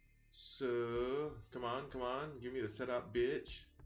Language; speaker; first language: English; non-native, local second language; Malay